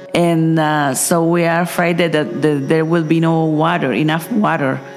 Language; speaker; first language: English; non-native, fluent; Spanish